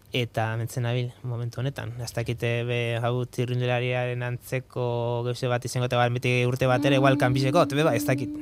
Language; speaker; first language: Basque; native; Basque